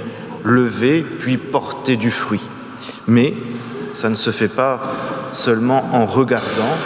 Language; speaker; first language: French; native; French